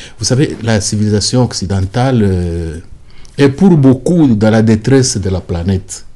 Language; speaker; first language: French; non-native, local second language; Lingala